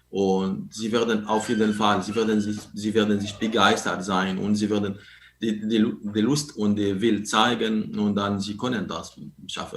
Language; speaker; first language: German; non-native, learner; Arabic